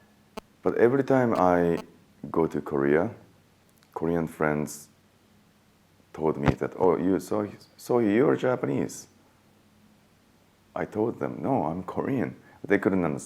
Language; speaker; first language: English; non-native, fluent; Japanese